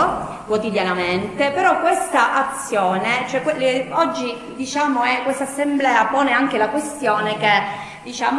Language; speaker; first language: Italian; native; Italian